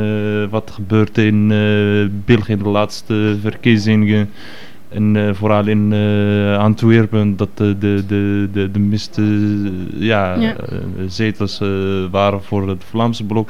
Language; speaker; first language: Dutch; non-native, fluent; Arabic